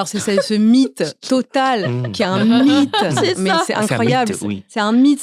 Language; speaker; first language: French; native; French